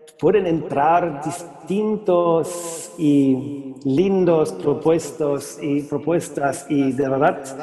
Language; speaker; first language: Spanish; non-native, fluent; German